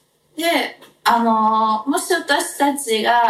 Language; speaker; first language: Japanese; non-native, fluent; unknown